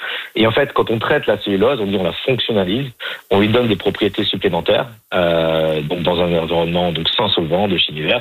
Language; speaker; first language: French; native; French